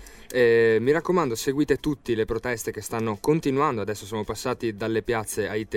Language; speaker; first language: Italian; native; Italian